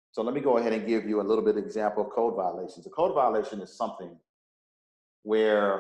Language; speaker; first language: English; native; English